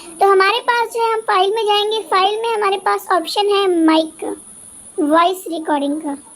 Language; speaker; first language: Urdu; native; Urdu